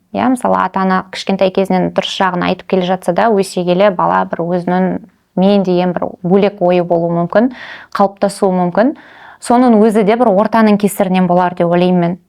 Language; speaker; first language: Kazakh; non-native, local second language; Russian